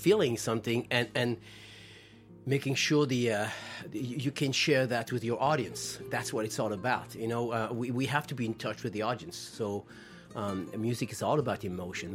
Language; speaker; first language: English; non-native, fluent; French